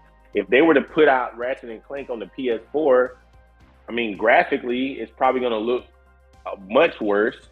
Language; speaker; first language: English; native; English